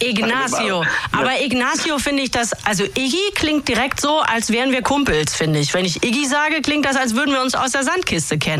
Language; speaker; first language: German; native; German